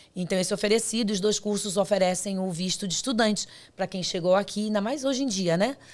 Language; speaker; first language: Portuguese; native; Portuguese